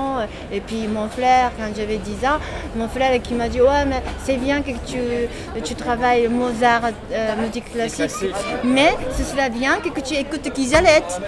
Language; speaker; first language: French; non-native, learner; Japanese